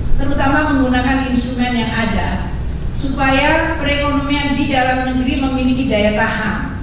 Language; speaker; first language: Indonesian; native; Indonesian